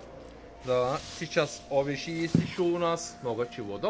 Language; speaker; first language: Russian; non-native, learner; Turkish